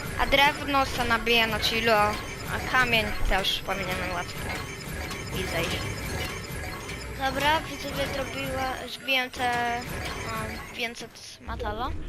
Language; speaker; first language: Polish; native; Polish